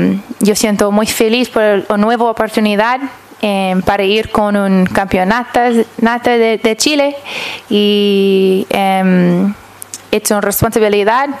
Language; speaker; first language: Spanish; early bilingual, heritage; English